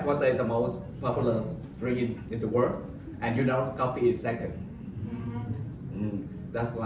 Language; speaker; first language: English; non-native, learner; Vietnamese